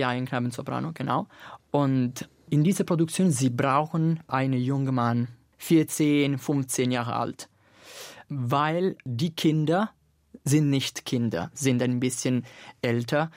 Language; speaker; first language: German; non-native, fluent; Italian